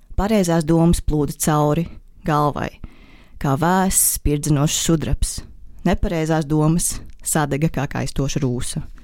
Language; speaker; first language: Latvian; native; Latvian